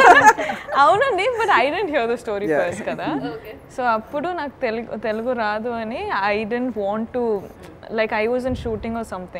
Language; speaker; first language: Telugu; non-native, local second language; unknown